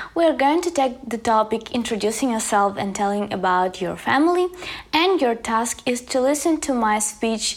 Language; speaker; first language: English; non-native, fluent; Ukrainian